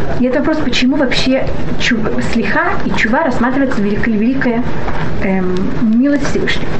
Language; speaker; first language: Russian; early bilingual, heritage; Russian